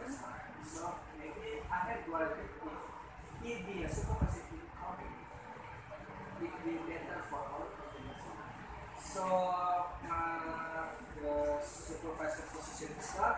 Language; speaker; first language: English; non-native, learner; Indonesian